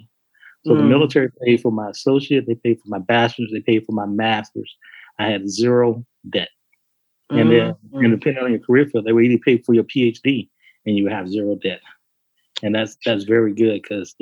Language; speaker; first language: English; native; English